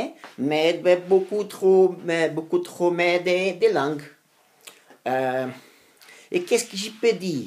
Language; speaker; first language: French; non-native, learner; Spanish